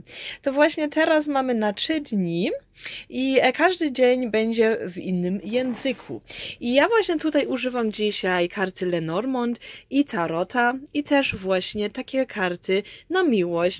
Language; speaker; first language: Polish; early bilingual, heritage; Polish